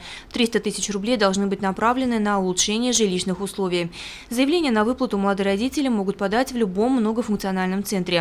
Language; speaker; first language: Russian; native; Russian